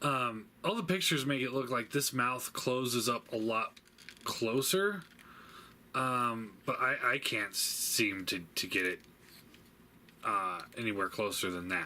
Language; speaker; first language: English; native; English